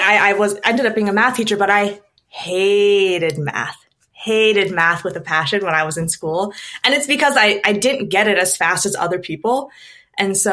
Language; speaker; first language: English; native; English